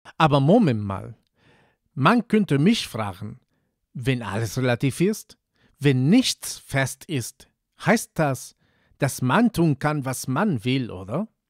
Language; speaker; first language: German; non-native, fluent; Spanish